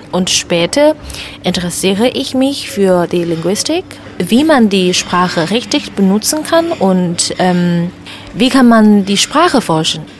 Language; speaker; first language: German; non-native, learner; Chinese